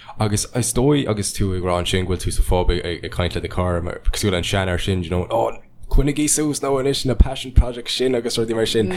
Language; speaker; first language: Irish; non-native, local second language; English